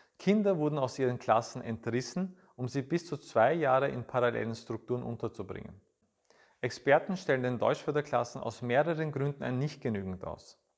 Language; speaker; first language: German; early bilingual, other home language; Turkish